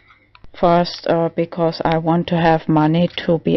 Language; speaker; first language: English; non-native, learner; German